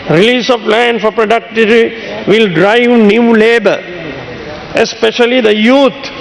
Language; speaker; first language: English; non-native, local second language; Sinhala